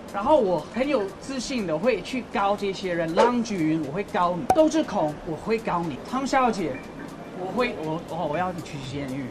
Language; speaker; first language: Chinese; non-native, fluent; English